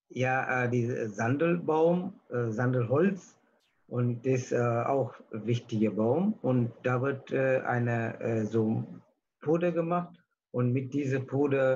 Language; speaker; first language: German; non-native, learner; Tamil